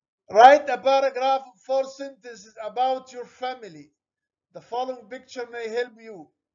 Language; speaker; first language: English; non-native, fluent; Arabic